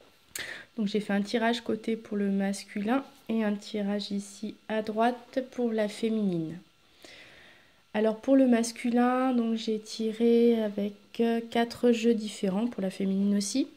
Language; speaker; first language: French; native; French